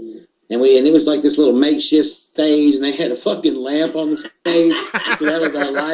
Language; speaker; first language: English; native; English